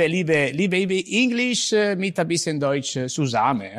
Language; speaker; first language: German; non-native, learner; Italian